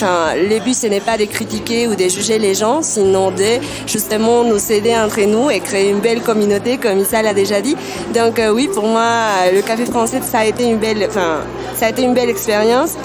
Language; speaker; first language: French; non-native, fluent; Spanish